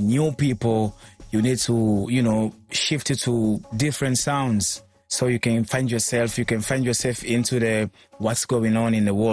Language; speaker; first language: English; non-native, local second language; Swahili